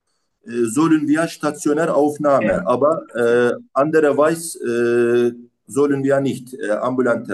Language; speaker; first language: German; non-native, learner; Turkish